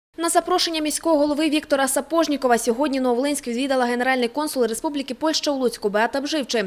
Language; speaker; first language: Ukrainian; native; Ukrainian